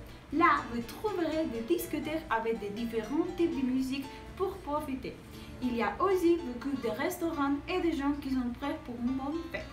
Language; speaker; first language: French; non-native, learner; Spanish